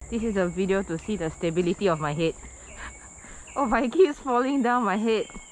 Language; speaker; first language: English; non-native, local second language; Chinese